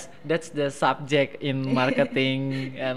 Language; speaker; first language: English; non-native, fluent; Indonesian